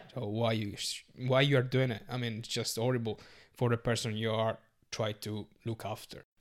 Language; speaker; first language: English; non-native, learner; Italian